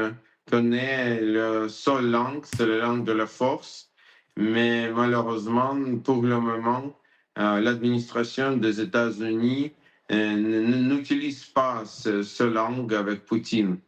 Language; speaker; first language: French; non-native, learner; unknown